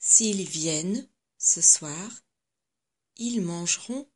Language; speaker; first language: French; non-native, fluent; English